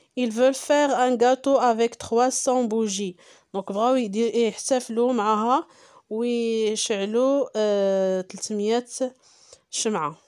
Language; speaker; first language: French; non-native, local second language; Arabic